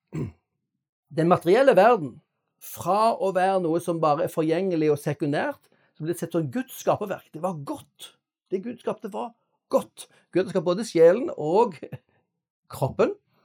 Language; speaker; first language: Norwegian; native; Norwegian